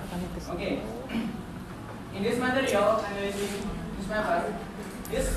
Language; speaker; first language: English; non-native, learner; Indonesian